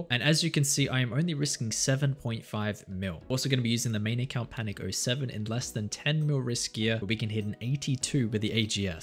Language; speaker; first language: English; native; English